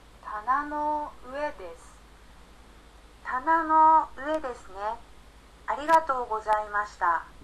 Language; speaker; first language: Japanese; non-native, learner; Indonesian